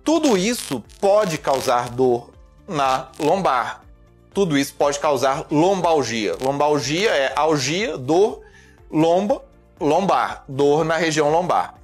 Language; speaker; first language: Portuguese; native; Portuguese